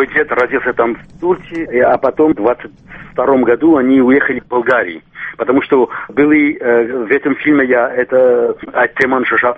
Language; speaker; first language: Russian; non-native, local second language; Armenian